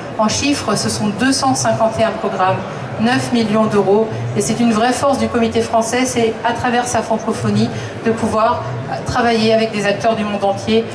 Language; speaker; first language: French; native; French